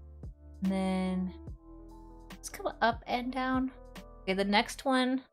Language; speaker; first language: English; native; English